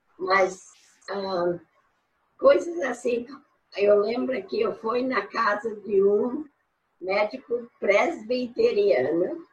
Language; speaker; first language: Portuguese; non-native, fluent; English